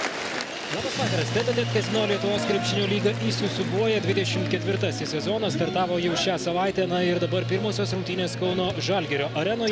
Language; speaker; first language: Lithuanian; native; Lithuanian